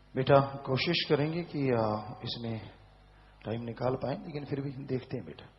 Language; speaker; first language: Hindi; non-native, local second language; Punjabi